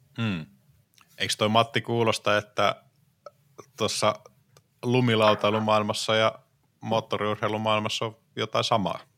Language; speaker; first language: Finnish; native; Finnish